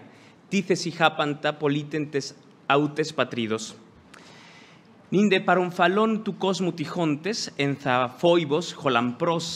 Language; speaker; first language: Greek; non-native, fluent; Spanish